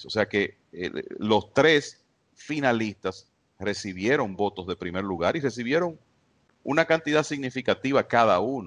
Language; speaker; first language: Spanish; native; Spanish